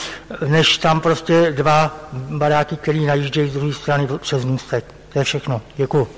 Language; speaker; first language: Czech; native; Czech